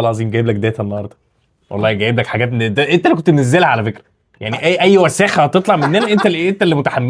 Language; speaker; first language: Arabic; native; Arabic